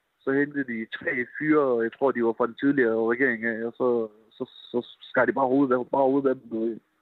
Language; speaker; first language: Danish; early bilingual, other home language; Persian